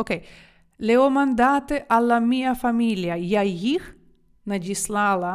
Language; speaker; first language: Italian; non-native, fluent; Ukrainian